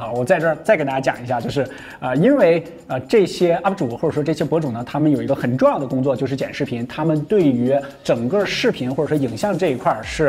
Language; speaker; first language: Chinese; native; Chinese